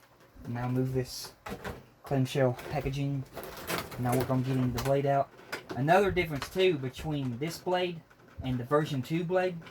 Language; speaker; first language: English; native; English